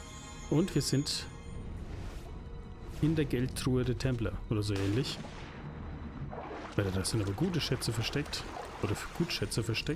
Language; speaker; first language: German; native; German